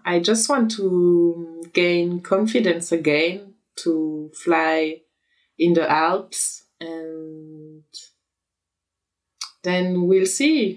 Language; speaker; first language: English; non-native, fluent; French